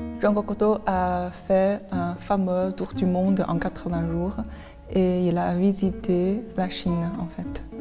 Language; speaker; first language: French; non-native, fluent; Chinese